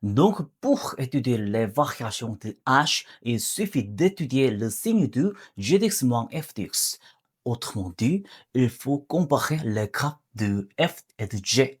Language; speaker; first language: French; non-native, learner; Korean